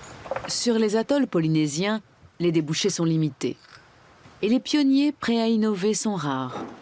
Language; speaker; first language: French; native; French